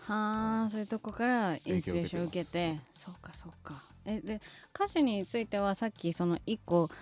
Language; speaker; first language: Japanese; native; Japanese